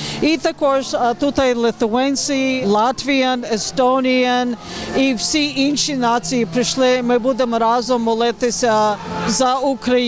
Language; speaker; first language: Ukrainian; early bilingual, heritage; Ukrainian